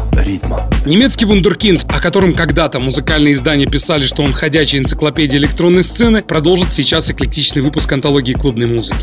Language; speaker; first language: Russian; native; Russian